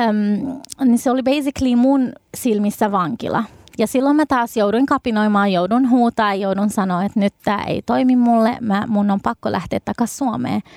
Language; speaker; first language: Finnish; early bilingual, other home language; Arabic